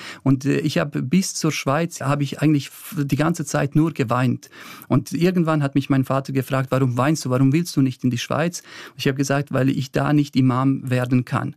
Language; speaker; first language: German; early bilingual, other home language; Bosnian